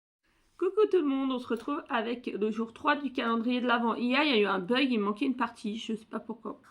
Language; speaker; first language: French; native; French